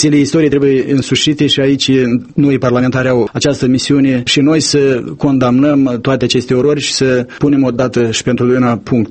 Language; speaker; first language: Romanian; native; Romanian